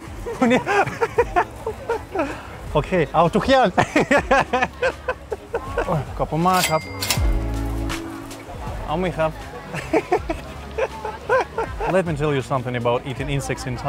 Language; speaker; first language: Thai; non-native, learner; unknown